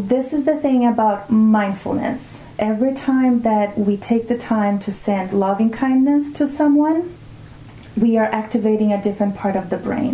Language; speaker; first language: English; non-native, fluent; Portuguese